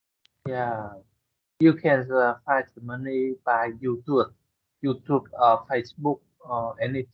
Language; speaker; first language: English; non-native, learner; Vietnamese